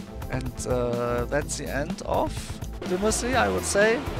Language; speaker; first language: English; non-native, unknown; German